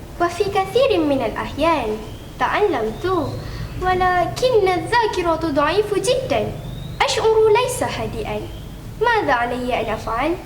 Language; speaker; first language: Arabic; non-native, learner; Malay